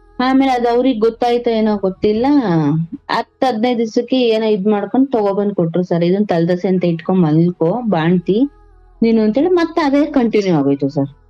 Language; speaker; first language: Kannada; native; Kannada